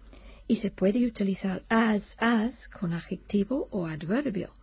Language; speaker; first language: Spanish; non-native, fluent; English